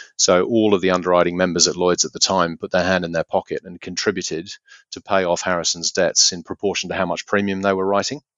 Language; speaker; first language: English; native; English